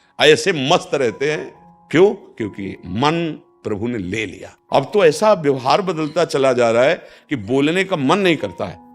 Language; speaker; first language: Hindi; native; Hindi